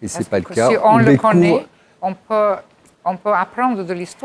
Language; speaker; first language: French; non-native, fluent; Albanian